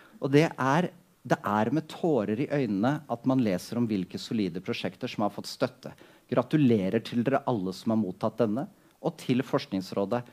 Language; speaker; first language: Norwegian; native; Norwegian